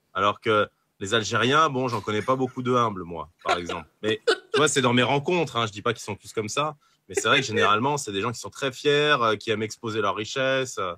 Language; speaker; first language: French; native; French